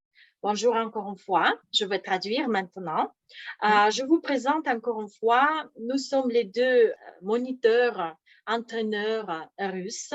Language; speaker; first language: French; non-native, fluent; Russian